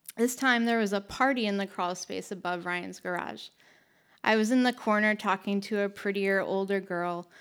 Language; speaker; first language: English; native; English